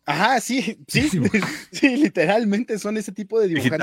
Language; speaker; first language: Spanish; native; Spanish